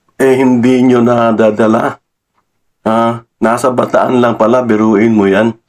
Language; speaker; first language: Filipino; non-native, local second language; Cebuano